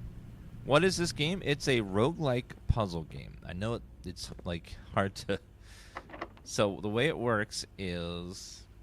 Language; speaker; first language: English; native; English